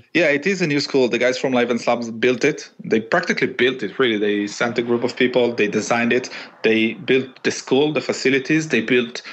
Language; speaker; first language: English; non-native, fluent; Hebrew